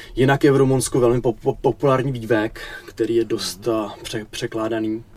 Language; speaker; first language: Czech; native; Czech